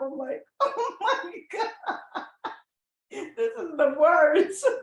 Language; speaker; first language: English; native; English